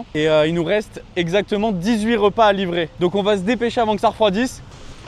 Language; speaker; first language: French; native; French